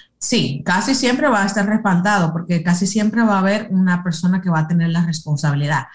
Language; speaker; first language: Spanish; early bilingual, heritage; Spanish